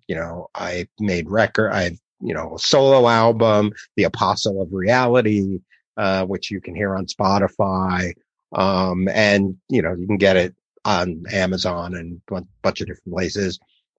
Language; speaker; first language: English; native; English